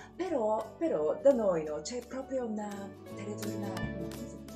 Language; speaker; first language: Italian; non-native, learner; Japanese